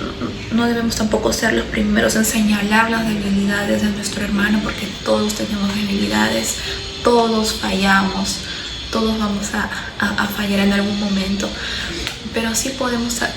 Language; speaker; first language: Spanish; native; Spanish